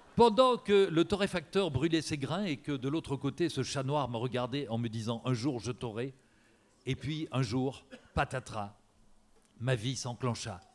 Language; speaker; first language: French; native; French